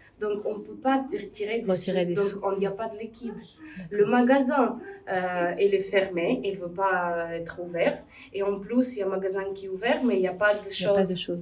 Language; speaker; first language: French; non-native, learner; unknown